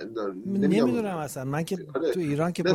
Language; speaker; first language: Persian; native; Persian